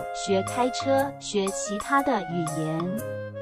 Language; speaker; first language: Chinese; non-native, fluent; Vietnamese